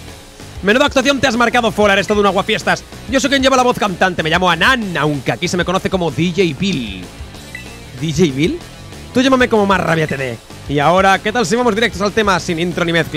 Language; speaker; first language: Spanish; native; Spanish